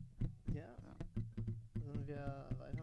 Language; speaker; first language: German; non-native, fluent; Italian